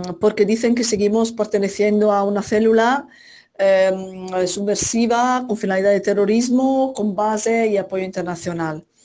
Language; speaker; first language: Spanish; non-native, fluent; Italian